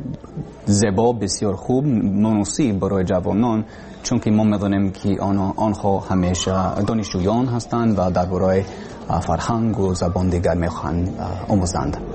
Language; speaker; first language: Persian; non-native, learner; English